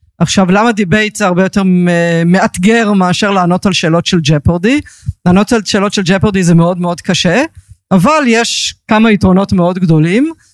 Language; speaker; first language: Hebrew; early bilingual, heritage; Hebrew